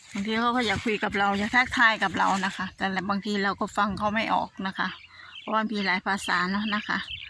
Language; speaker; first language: Thai; non-native, local second language; Northeastern Thai